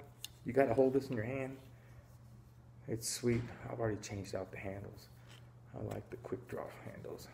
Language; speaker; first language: English; native; English